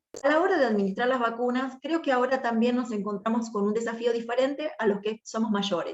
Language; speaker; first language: Spanish; native; Spanish